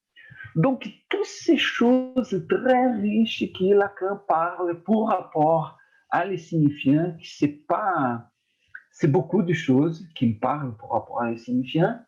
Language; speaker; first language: French; non-native, fluent; Portuguese